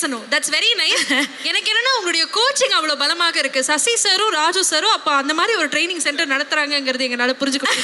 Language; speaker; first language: Tamil; native; Tamil